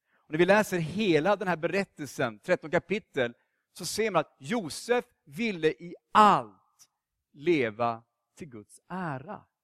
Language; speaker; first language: Swedish; native; Swedish